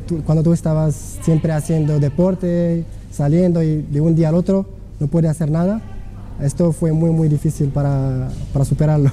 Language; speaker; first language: Spanish; non-native, fluent; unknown